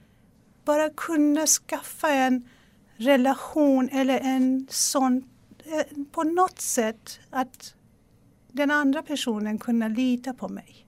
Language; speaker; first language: Swedish; non-native, local second language; Persian